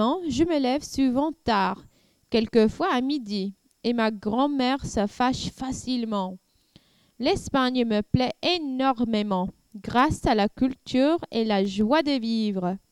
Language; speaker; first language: French; non-native, learner; English